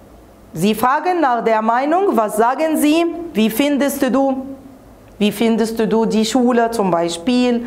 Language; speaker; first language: German; non-native, fluent; Arabic